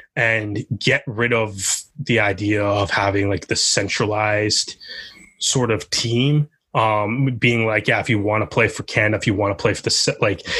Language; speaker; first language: English; native; English